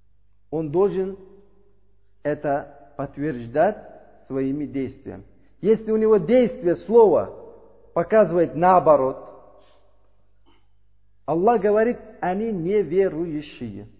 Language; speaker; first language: Russian; non-native, learner; Uzbek